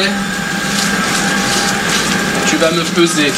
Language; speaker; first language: French; native; French